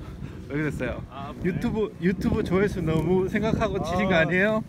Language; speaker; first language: Korean; native; Korean